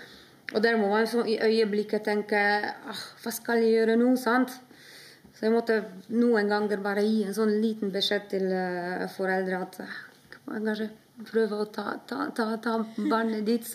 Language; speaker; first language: Norwegian; non-native, fluent; Polish